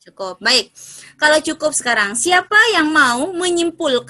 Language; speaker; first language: Indonesian; native; Indonesian